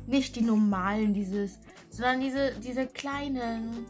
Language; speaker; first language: German; early bilingual, other home language; Filipino